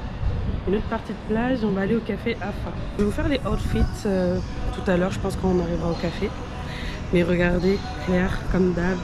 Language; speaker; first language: French; native; French